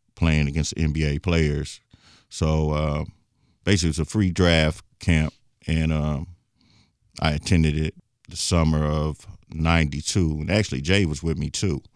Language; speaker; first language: English; native; English